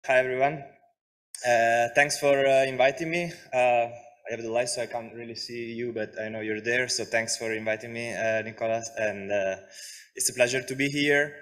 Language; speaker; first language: English; non-native, fluent; Italian